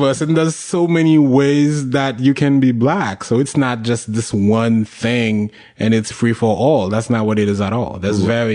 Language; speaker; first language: English; non-native, fluent; Haitian Creole